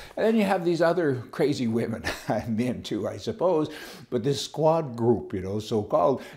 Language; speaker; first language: English; native; English